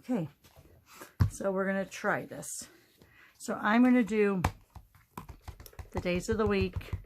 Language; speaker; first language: English; native; English